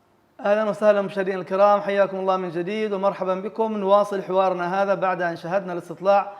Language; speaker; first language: Arabic; native; Arabic